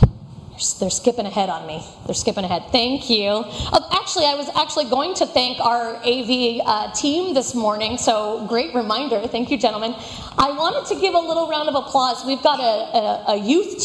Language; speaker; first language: English; native; English